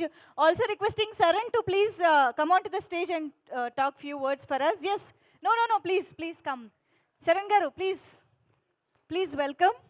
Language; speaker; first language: Telugu; native; Telugu